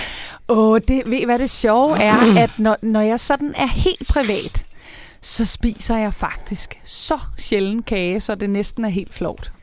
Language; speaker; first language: Danish; native; Danish